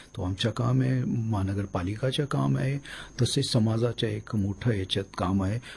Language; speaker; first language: Marathi; non-native, local second language; Hindi